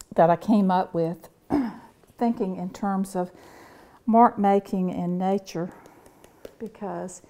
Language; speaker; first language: English; native; English